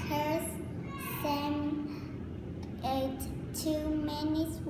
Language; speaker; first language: English; non-native, learner; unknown